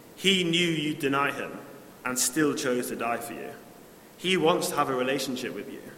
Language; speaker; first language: English; native; English